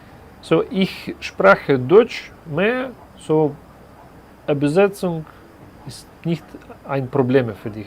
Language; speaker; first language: German; non-native, learner; Russian